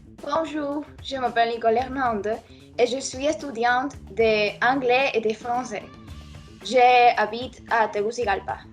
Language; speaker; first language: French; non-native, learner; Spanish